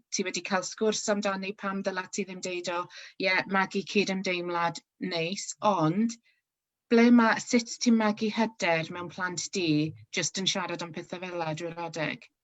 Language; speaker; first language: Welsh; non-native, local second language; English